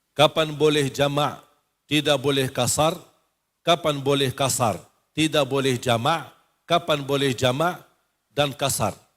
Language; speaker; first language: Malay; non-native, fluent; Arabic